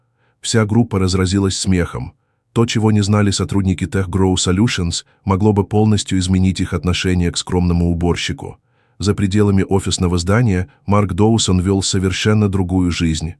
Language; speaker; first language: Russian; native; Russian